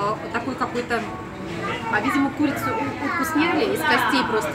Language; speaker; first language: Russian; native; Russian